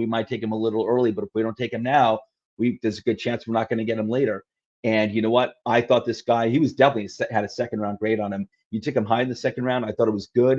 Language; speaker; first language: English; native; English